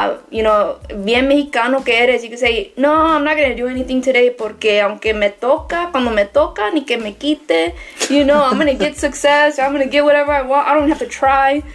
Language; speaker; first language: English; early bilingual, other home language; Spanish